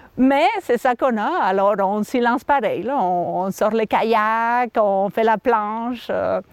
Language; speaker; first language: French; non-native, fluent; Spanish